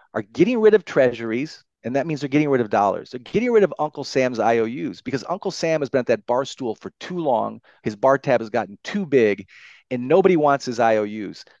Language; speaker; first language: English; native; English